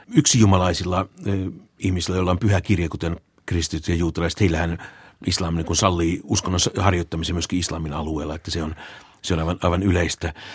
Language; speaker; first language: Finnish; native; Finnish